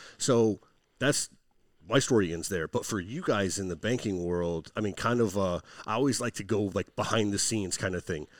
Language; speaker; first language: English; native; English